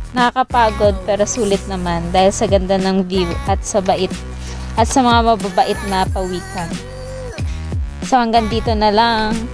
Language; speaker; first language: Filipino; non-native, local second language; Cebuano